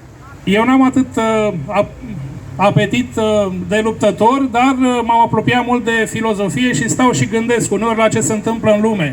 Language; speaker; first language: Romanian; native; Romanian